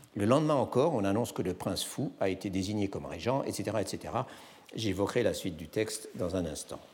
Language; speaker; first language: French; native; French